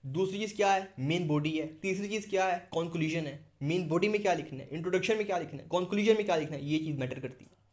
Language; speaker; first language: Urdu; non-native, local second language; Punjabi